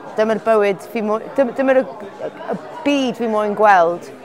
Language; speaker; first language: Welsh; non-native, learner; English